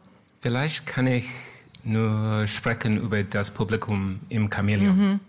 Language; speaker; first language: German; non-native, learner; English